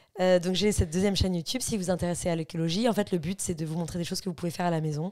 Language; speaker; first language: French; native; French